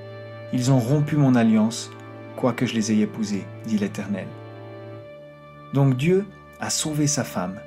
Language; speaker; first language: French; native; French